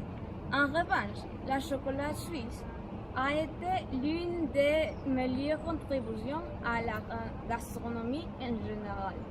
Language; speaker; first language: French; non-native, learner; Spanish